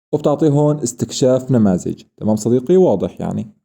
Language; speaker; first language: Arabic; native; Arabic